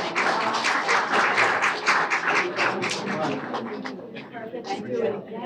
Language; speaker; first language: English; native; English